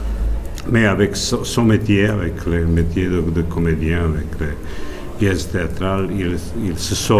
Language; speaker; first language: French; non-native, fluent; Serbian